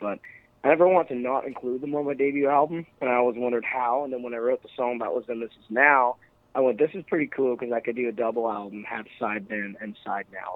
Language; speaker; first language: English; native; English